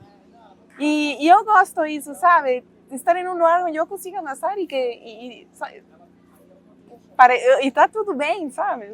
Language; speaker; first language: Portuguese; non-native, fluent; Spanish